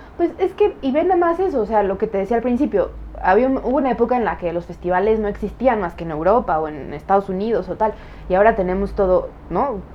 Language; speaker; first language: Spanish; native; Spanish